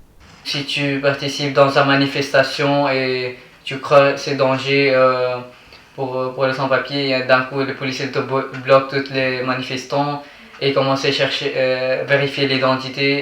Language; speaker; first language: French; non-native, learner; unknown